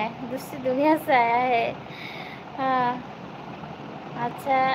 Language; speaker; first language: Hindi; non-native, local second language; Bangla